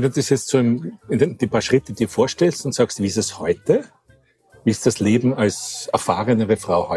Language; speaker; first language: German; native; German